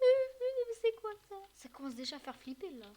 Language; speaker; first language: French; native; French